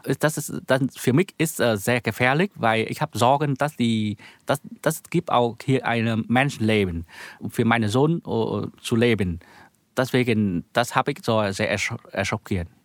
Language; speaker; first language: German; non-native, learner; Vietnamese